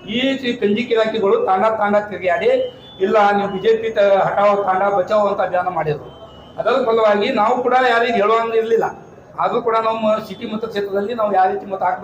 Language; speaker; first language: Kannada; non-native, local second language; Lambadi